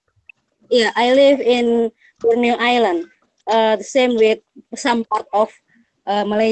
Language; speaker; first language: English; non-native, learner; Banjar